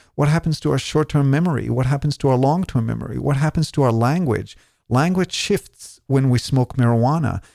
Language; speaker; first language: English; non-native, fluent; Hebrew